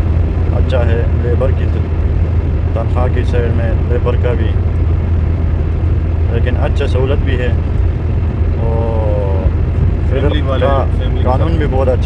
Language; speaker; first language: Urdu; non-native, local second language; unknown